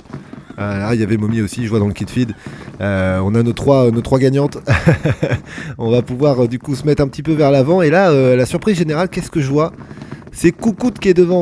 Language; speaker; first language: French; native; French